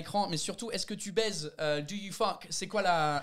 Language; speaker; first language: French; non-native, fluent; English